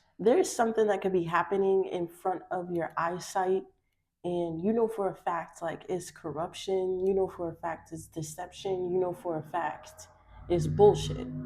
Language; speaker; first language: English; native; English